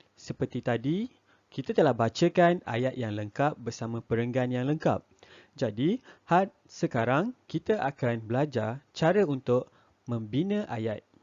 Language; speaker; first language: Malay; native; Malay